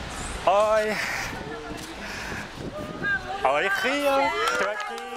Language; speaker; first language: Portuguese; non-native, fluent; German